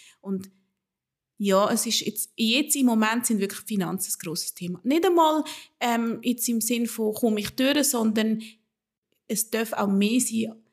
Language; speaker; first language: German; early bilingual, other home language; Spanish